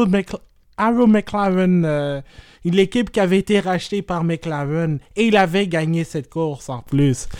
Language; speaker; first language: French; native; French